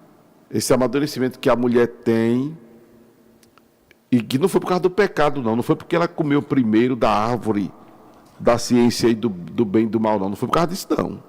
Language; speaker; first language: Portuguese; native; Portuguese